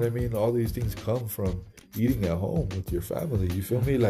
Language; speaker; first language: English; early bilingual, other home language; Spanish